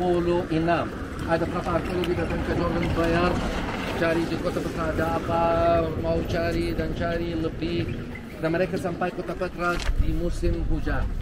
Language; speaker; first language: Indonesian; non-native, learner; Arabic